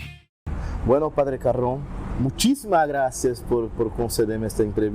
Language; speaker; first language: Spanish; non-native, fluent; Portuguese